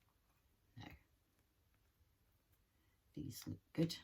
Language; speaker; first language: English; native; English